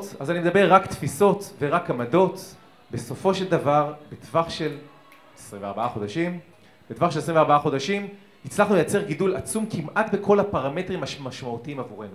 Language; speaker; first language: Hebrew; native; Hebrew